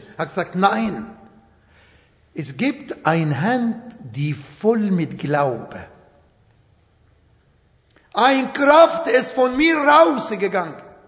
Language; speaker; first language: German; non-native, fluent; Arabic